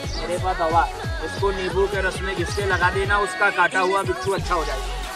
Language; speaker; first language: Hindi; non-native, local second language; Bangla